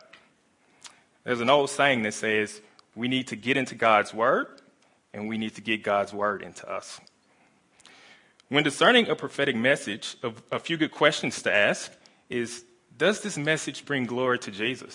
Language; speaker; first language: English; native; English